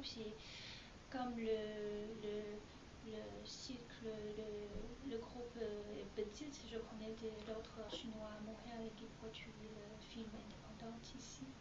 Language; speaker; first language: French; non-native, learner; Chinese